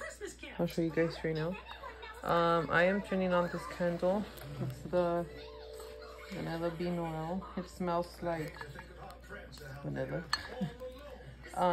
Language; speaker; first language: English; early bilingual, other home language; Spanish